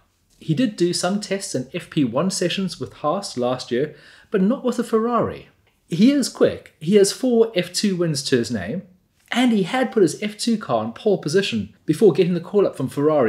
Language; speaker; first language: English; native; English